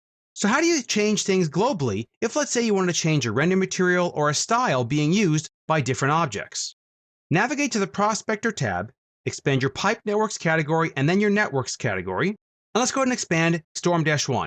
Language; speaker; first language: English; native; English